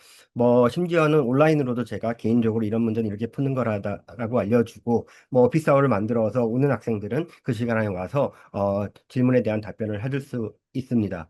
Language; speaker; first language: Korean; early bilingual, heritage; Korean